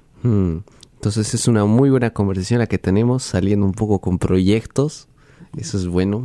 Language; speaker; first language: Portuguese; non-native, learner; Spanish